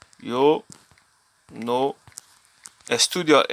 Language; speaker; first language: Spanish; non-native, learner; English